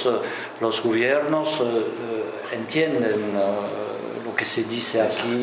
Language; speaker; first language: Spanish; non-native, fluent; French